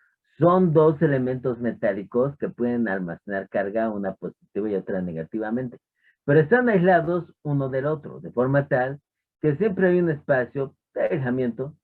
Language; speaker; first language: Spanish; native; Spanish